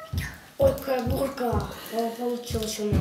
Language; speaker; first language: Russian; native; Russian